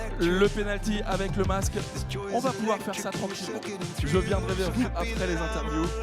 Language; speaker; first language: French; native; French